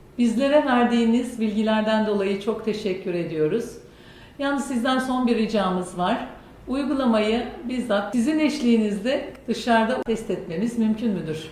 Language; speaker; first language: Turkish; native; Turkish